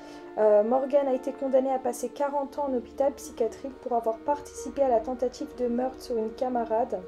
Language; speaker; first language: French; native; French